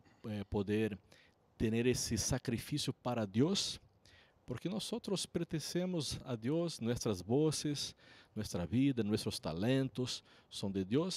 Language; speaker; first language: Spanish; non-native, learner; Portuguese